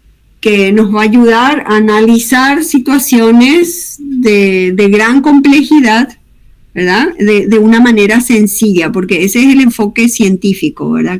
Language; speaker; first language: Spanish; native; Spanish